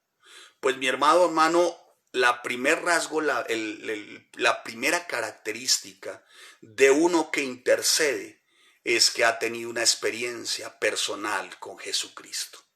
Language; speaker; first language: Spanish; native; Spanish